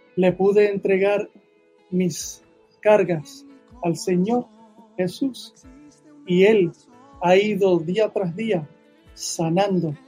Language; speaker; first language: Spanish; early bilingual, heritage; Spanish